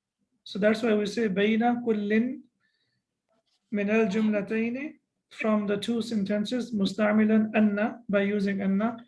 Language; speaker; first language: Arabic; non-native, fluent; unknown